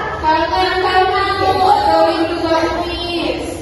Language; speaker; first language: English; non-native, learner; Indonesian